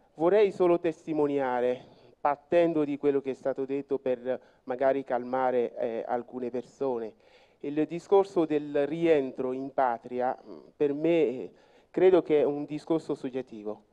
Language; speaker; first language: Italian; non-native, fluent; French